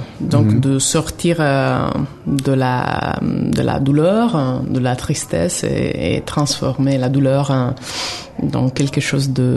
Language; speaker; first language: French; non-native, fluent; Italian